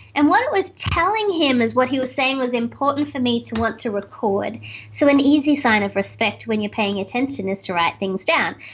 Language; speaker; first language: English; native; English